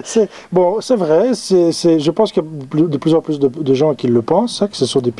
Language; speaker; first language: French; native; French